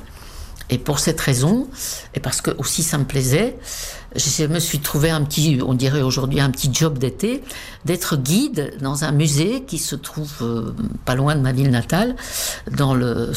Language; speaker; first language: French; non-native, fluent; Czech